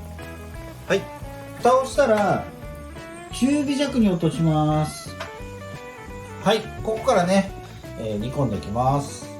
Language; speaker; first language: Japanese; native; Japanese